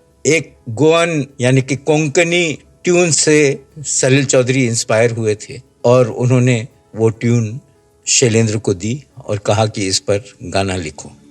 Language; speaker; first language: Hindi; native; Hindi